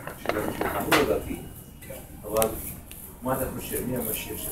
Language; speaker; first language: Hebrew; non-native, learner; Russian